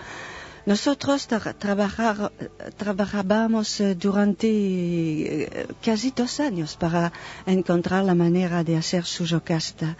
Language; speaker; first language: Spanish; non-native, fluent; French